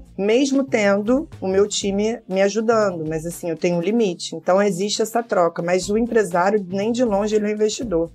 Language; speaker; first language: Portuguese; native; Portuguese